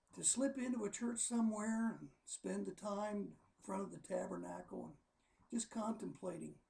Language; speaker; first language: English; native; English